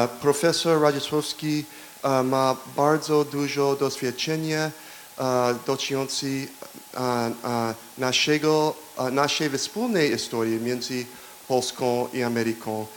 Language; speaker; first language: Polish; non-native, learner; English